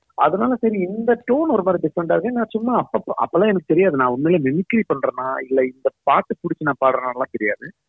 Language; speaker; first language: Tamil; native; Tamil